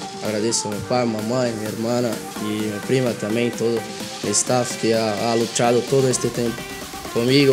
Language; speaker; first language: Spanish; non-native, learner; Portuguese